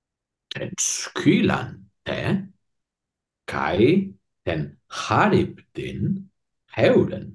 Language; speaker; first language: Greek; non-native, learner; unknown